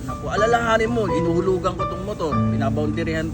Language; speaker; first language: Filipino; native; Filipino